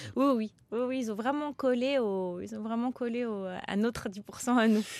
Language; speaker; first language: French; early bilingual, other home language; Turkish